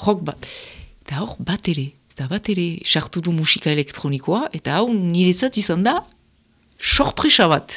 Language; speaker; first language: Basque; non-native, local second language; French